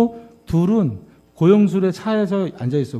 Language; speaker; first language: Korean; native; Korean